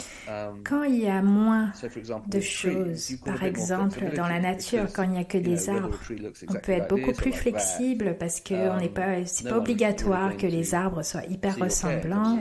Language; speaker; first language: French; native; French